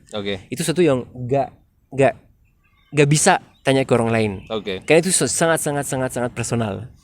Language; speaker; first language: Indonesian; non-native, fluent; French